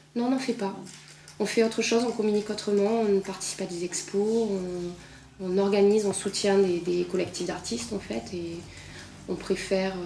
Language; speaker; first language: French; native; French